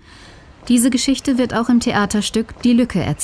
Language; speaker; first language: German; native; German